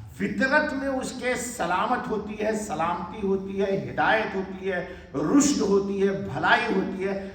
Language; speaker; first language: Urdu; native; Urdu